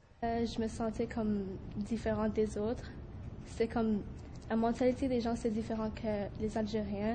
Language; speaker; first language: French; early bilingual, other home language; Arabic